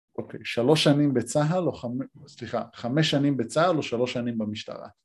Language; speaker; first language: Hebrew; native; Hebrew